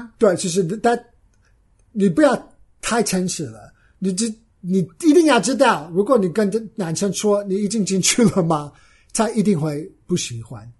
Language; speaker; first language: Chinese; non-native, fluent; English